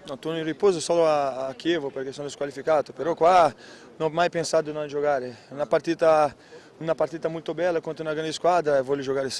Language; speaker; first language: Italian; non-native, fluent; Portuguese